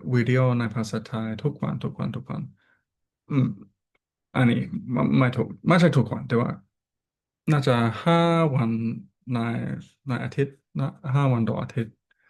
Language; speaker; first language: Thai; non-native, learner; English